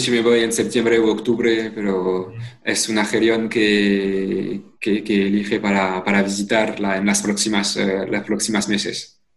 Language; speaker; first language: Spanish; non-native, fluent; French